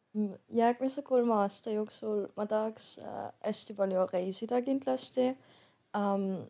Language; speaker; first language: Estonian; non-native, fluent; German